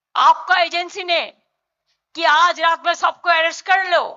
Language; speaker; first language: Hindi; non-native, local second language; Bangla